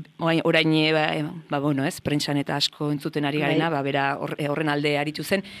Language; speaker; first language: Basque; native; Basque